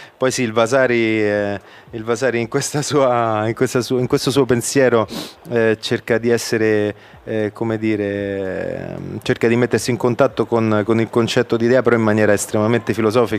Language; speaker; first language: Italian; native; Italian